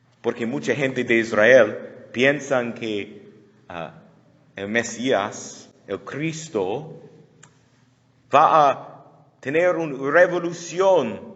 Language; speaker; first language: Spanish; non-native, learner; English